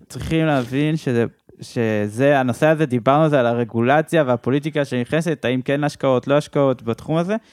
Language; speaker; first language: Hebrew; native; Hebrew